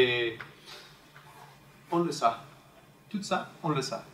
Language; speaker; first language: French; non-native, fluent; Spanish